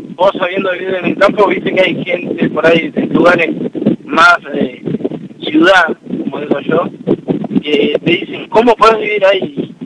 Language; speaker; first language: Spanish; native; Spanish